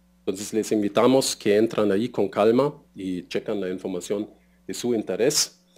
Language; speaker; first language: Spanish; non-native, fluent; German